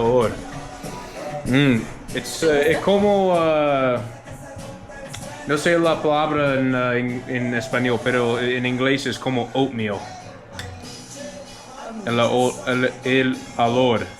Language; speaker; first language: Spanish; non-native, learner; English